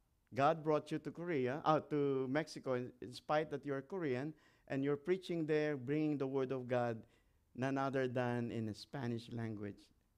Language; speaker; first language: English; non-native, local second language; Filipino